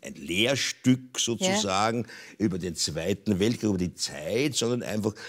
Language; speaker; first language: German; native; German